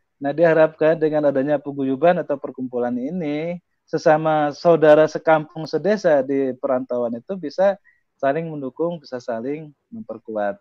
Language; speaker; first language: Indonesian; native; Indonesian